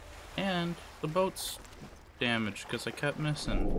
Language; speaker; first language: English; native; English